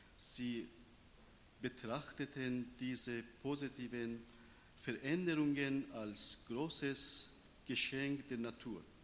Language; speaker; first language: German; non-native, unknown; Persian